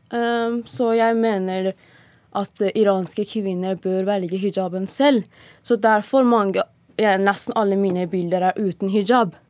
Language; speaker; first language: Norwegian; non-native, fluent; Persian